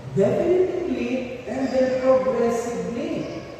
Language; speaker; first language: English; non-native, local second language; Filipino